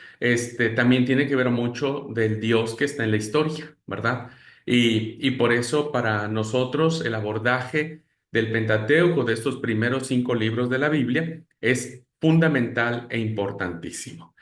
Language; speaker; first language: Spanish; native; Spanish